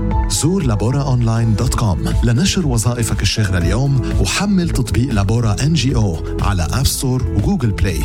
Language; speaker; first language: Arabic; native; Arabic